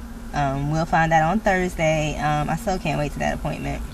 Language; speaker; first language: English; native; English